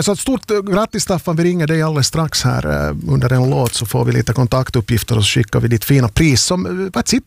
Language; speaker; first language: Swedish; native; Swedish